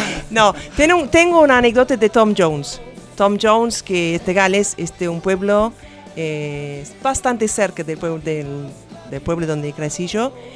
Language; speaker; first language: Spanish; non-native, fluent; English